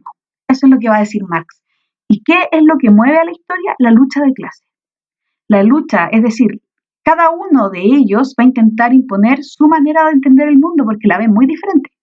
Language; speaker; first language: Spanish; native; Spanish